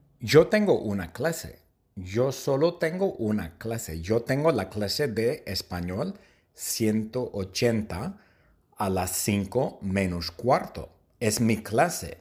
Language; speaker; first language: Spanish; non-native, fluent; English